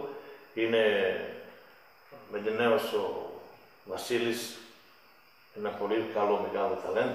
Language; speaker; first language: Greek; non-native, fluent; Serbian